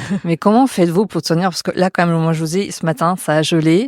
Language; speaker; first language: French; native; French